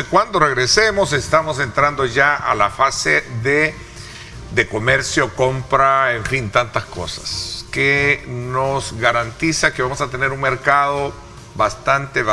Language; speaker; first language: Spanish; native; Spanish